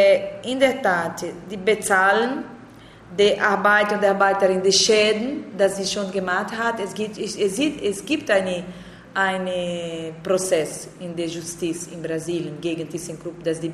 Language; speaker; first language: German; non-native, learner; Portuguese